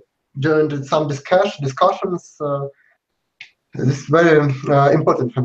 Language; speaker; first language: English; non-native, learner; Russian